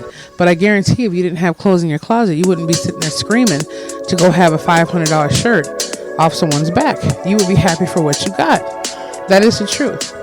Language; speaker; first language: English; native; English